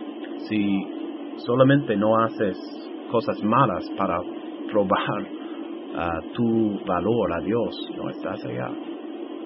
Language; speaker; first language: Spanish; non-native, fluent; English